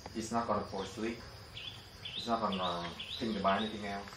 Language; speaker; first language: English; non-native, fluent; Vietnamese